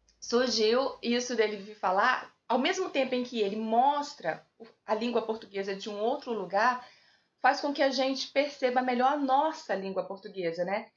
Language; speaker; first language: Portuguese; native; Portuguese